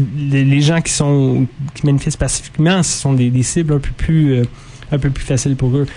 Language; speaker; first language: French; native; French